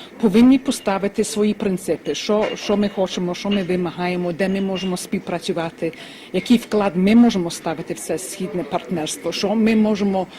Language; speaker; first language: Ukrainian; early bilingual, heritage; Ukrainian